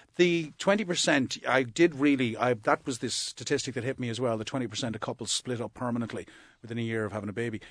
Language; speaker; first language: English; native; English